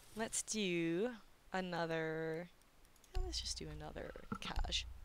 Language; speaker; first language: English; native; English